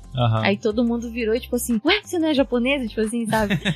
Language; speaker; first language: Portuguese; early bilingual, heritage; Japanese